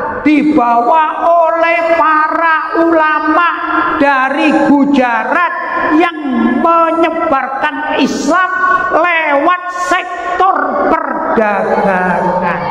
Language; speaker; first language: Indonesian; native; Indonesian